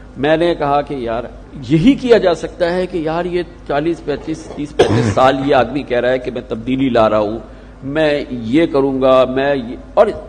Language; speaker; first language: Urdu; native; Urdu